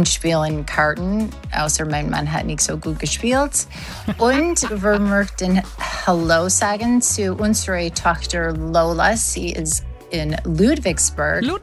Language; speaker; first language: German; non-native, learner; English